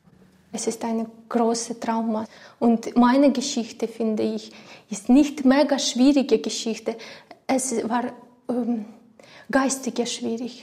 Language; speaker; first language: German; non-native, learner; Ukrainian